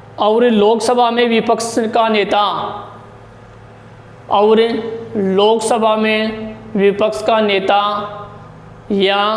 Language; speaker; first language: Hindi; native; Hindi